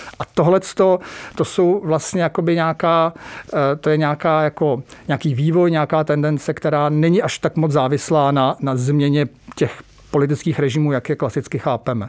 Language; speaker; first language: Czech; native; Czech